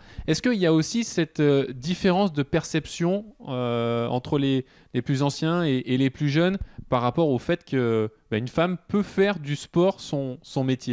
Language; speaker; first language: French; native; French